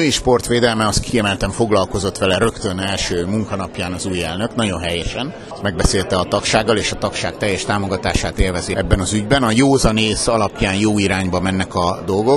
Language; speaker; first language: Hungarian; native; Hungarian